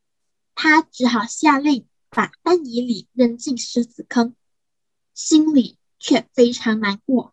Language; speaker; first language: Chinese; native; Chinese